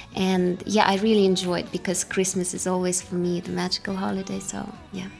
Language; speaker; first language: English; non-native, fluent; Russian